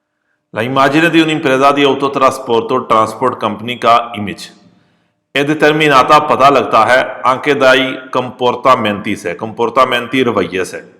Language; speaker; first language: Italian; non-native, fluent; Urdu